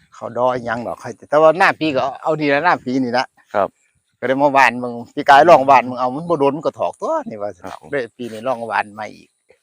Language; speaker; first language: Thai; native; Thai